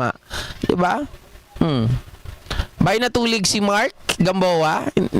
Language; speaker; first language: Filipino; native; Filipino